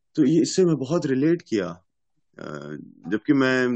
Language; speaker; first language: Hindi; native; Hindi